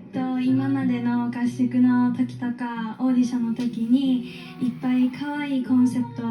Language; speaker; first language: Japanese; native; Japanese